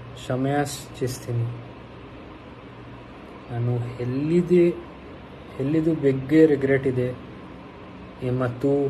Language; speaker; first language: Kannada; non-native, local second language; Hindi